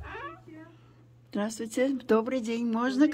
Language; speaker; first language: Russian; non-native, local second language; Uzbek